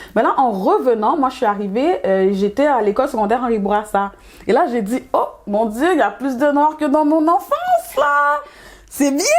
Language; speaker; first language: French; early bilingual, other home language; Haitian Creole